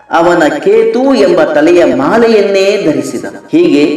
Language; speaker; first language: Kannada; native; Kannada